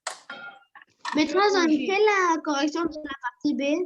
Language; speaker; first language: French; non-native, local second language; Arabic